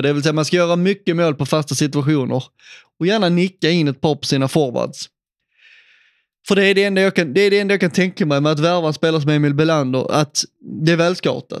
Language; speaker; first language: Swedish; native; Swedish